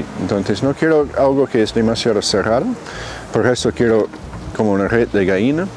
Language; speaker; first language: Spanish; non-native, fluent; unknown